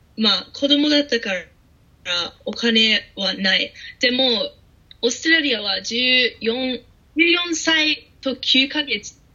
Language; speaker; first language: Japanese; non-native, fluent; English